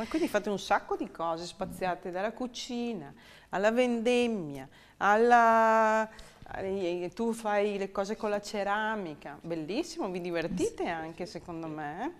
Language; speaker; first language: Italian; native; Italian